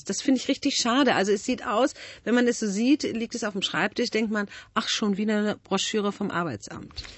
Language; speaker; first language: German; native; German